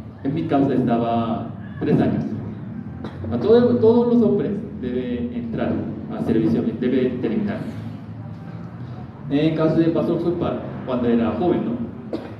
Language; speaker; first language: Spanish; non-native, learner; Korean